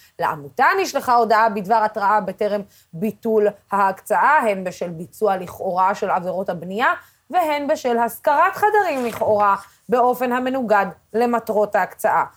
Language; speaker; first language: Hebrew; non-native, local second language; Arabic